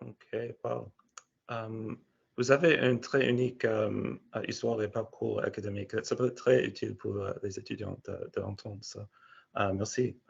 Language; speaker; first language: French; non-native, fluent; English